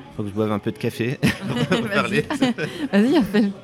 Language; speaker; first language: French; native; French